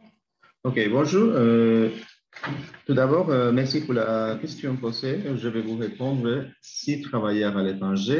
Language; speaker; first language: French; non-native, learner; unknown